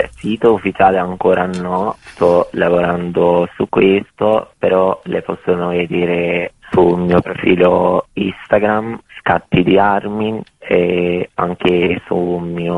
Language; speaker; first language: Italian; non-native, fluent; Bosnian